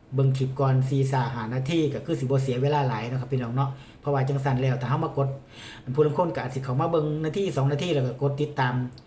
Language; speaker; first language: Thai; native; Thai